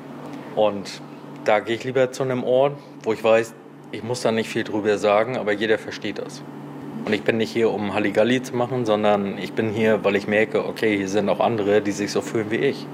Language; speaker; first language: German; native; German